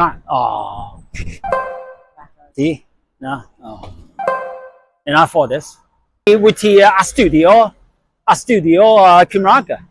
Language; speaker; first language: Welsh; non-native, learner; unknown